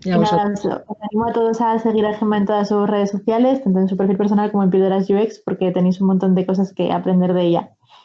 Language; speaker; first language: Spanish; native; Spanish